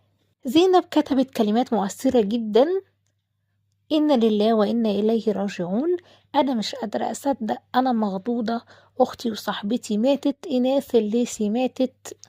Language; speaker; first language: Arabic; native; Arabic